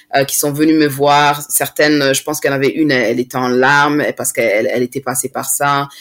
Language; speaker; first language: French; native; French